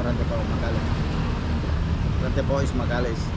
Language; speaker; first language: English; non-native, learner; Indonesian